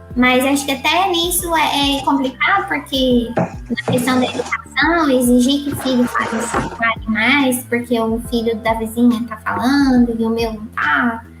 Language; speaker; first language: Portuguese; native; Portuguese